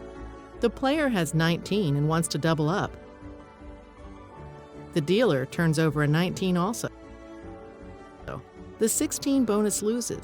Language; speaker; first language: English; native; English